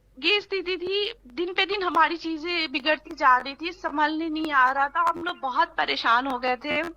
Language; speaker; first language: Hindi; native; Hindi